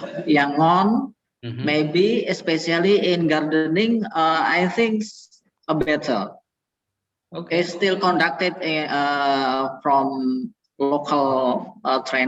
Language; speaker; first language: English; non-native, learner; Indonesian